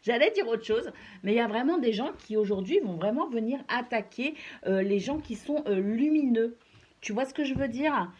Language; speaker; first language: French; native; French